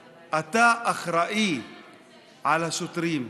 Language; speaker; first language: Hebrew; non-native, local second language; Arabic